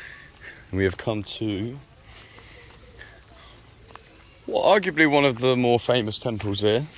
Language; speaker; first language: English; native; English